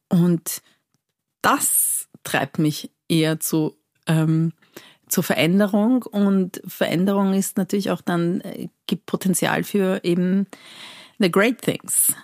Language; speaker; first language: German; early bilingual, other home language; Persian